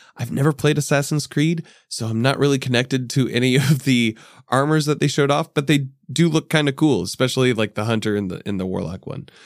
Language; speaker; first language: English; native; English